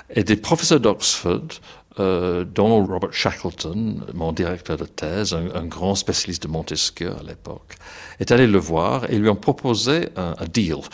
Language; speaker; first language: French; non-native, fluent; English